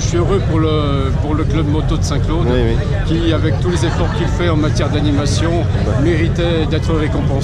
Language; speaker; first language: French; native; French